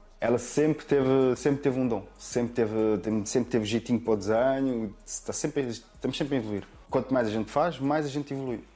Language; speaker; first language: Portuguese; native; Portuguese